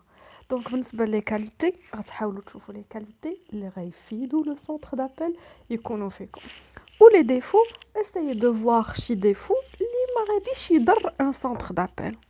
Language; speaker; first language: Arabic; native; Arabic